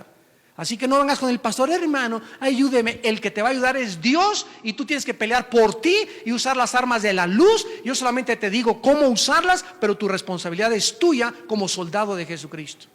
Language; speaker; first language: Spanish; native; Spanish